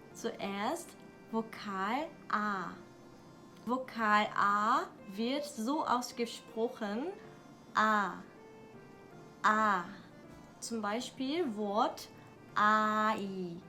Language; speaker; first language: German; non-native, learner; Korean